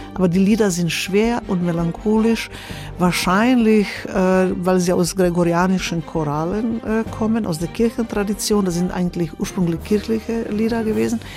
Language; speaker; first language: German; non-native, fluent; Croatian